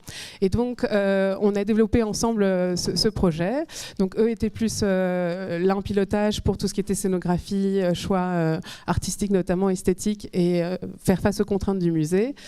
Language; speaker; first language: French; native; French